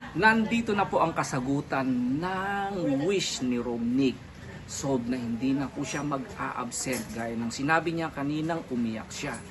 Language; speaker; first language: Filipino; native; Filipino